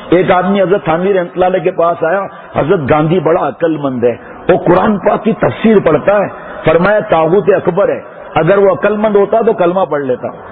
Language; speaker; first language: Urdu; non-native, local second language; Pashto